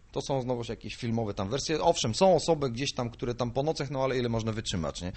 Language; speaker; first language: Polish; non-native, fluent; Bulgarian